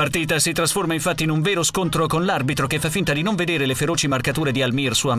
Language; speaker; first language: Italian; native; Italian